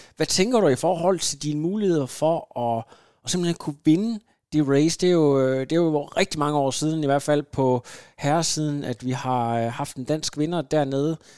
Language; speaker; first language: Danish; native; Danish